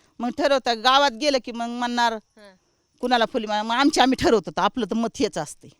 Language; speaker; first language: Marathi; native; Marathi